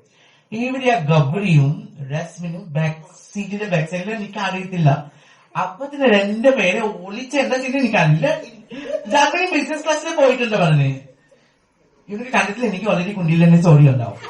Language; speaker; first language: Malayalam; non-native, fluent; Assamese